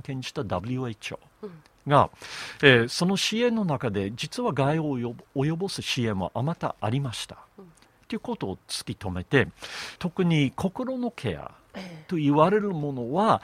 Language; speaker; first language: Japanese; non-native, fluent; English